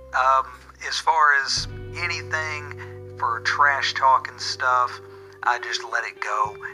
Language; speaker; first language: English; native; English